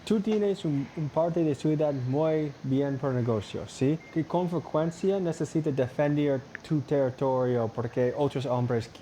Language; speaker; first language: Spanish; non-native, learner; English